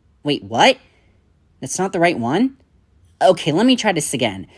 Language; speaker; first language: English; native; English